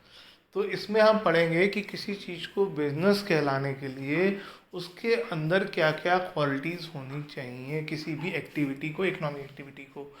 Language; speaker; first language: Hindi; native; Hindi